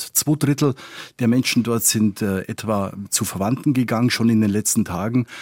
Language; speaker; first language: German; non-native, fluent; Spanish